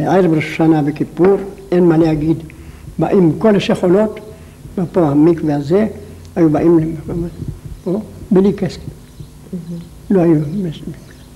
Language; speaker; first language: Hebrew; non-native, local second language; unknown